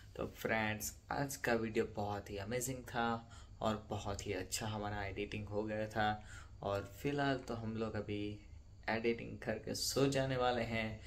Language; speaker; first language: Hindi; non-native, local second language; Gujarati